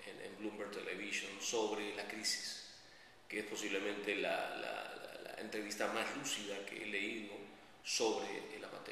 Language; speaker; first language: Spanish; native; Spanish